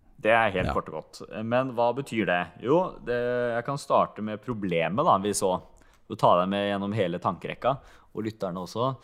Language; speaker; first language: Norwegian; early bilingual, other home language; Hungarian